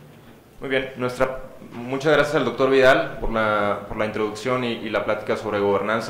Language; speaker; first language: Spanish; native; Spanish